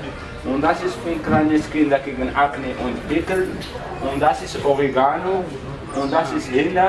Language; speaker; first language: German; non-native, local second language; Arabic